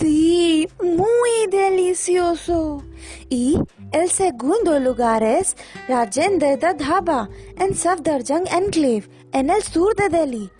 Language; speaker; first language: Spanish; non-native, learner; Hindi